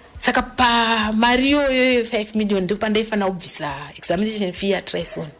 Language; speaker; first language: Shona; native; Shona